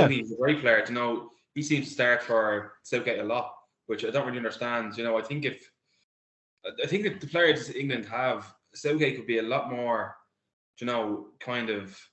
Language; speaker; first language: English; native; English